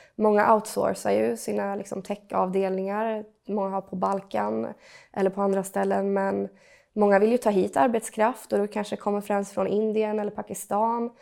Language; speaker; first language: Swedish; native; Swedish